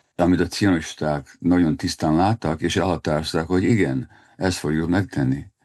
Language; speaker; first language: Hungarian; native; Hungarian